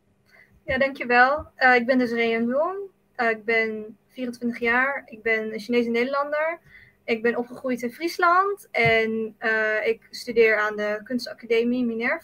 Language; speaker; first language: Dutch; early bilingual, other home language; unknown